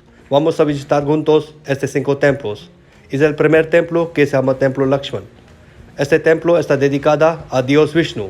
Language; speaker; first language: Spanish; non-native, learner; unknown